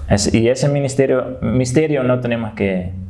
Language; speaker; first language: Spanish; non-native, fluent; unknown